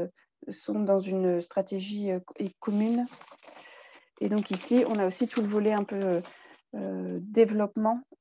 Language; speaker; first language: French; native; French